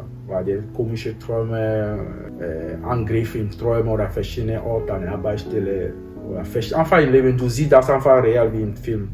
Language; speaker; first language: German; non-native, fluent; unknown